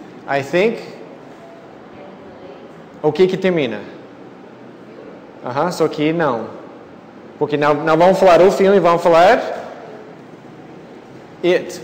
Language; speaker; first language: Portuguese; non-native, fluent; English